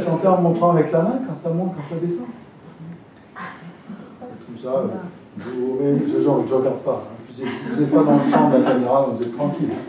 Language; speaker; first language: French; native; French